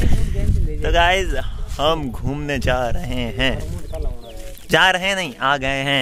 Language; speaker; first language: Hindi; native; Hindi